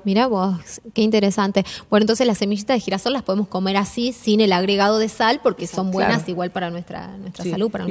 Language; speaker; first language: Spanish; native; Spanish